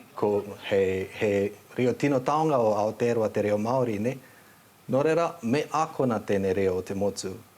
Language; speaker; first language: Māori; non-native, fluent; Nepali